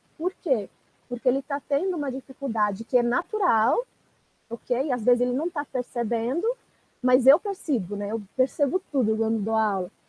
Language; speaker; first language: Portuguese; non-native, fluent; Italian